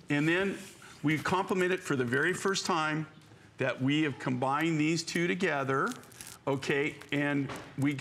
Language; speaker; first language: English; native; English